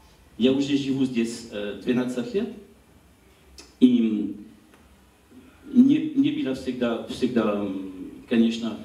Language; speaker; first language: Russian; non-native, learner; French